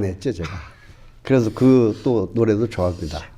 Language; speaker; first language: Korean; native; Korean